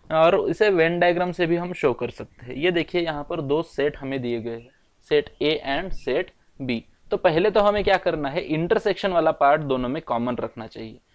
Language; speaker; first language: Hindi; non-native, local second language; Marathi